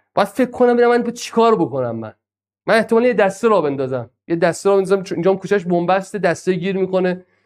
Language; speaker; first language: Persian; non-native, local second language; Azerbaijani